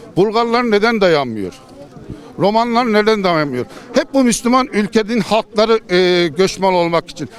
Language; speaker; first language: Turkish; native; Turkish